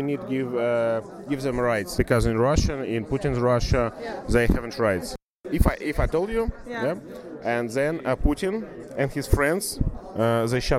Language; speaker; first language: English; non-native, learner; Russian